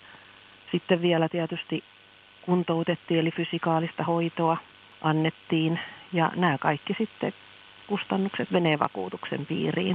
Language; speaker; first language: Finnish; native; Finnish